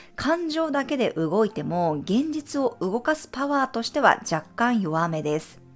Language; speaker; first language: Japanese; native; Japanese